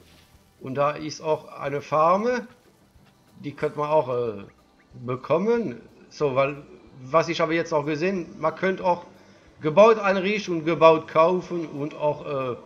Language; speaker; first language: German; non-native, learner; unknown